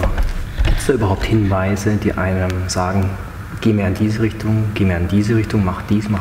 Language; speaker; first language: German; native; German